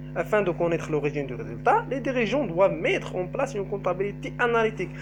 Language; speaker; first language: French; non-native, local second language; Arabic